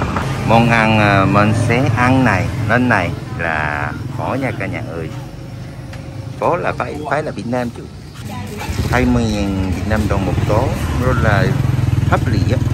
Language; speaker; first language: Vietnamese; non-native, learner; Korean